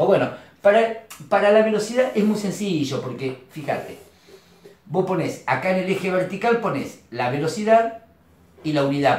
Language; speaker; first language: Spanish; native; Spanish